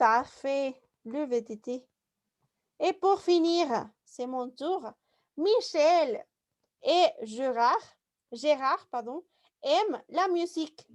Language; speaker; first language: French; non-native, fluent; Spanish